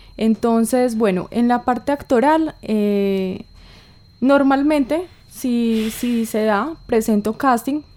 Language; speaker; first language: Spanish; native; Spanish